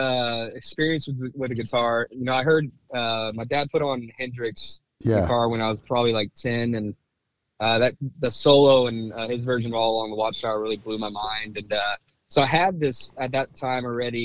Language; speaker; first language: English; native; English